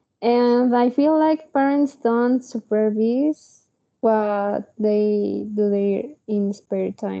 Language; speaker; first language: English; non-native, learner; Spanish